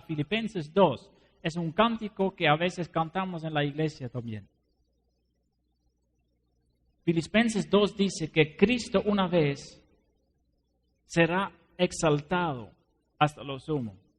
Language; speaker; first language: Spanish; non-native, fluent; Dutch